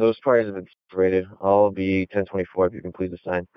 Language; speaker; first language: English; native; English